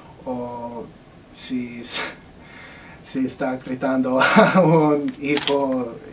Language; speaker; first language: Spanish; early bilingual, other home language; English